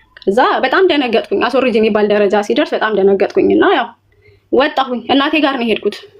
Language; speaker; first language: Amharic; native; Amharic